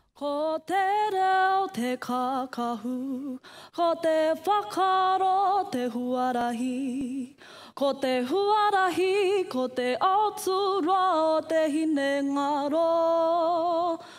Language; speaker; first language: Māori; non-native, local second language; English